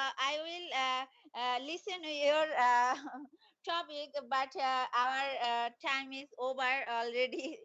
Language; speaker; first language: English; non-native, learner; Bangla